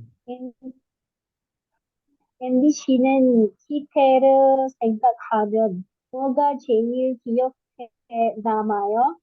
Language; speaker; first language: Korean; non-native, learner; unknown